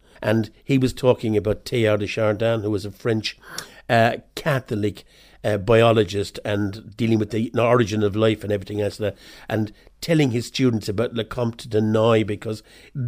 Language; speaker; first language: English; native; English